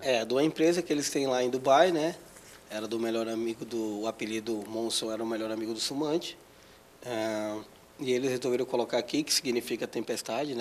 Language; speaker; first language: Portuguese; native; Portuguese